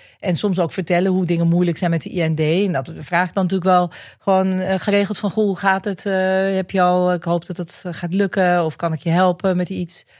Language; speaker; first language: Dutch; native; Dutch